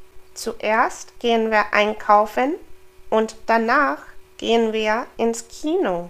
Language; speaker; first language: German; non-native, fluent; English